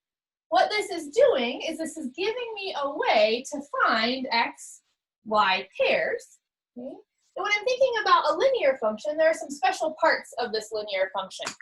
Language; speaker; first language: English; native; English